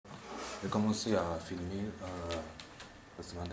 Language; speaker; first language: French; non-native, learner; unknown